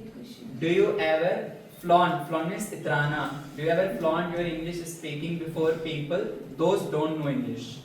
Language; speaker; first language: English; non-native, fluent; Hindi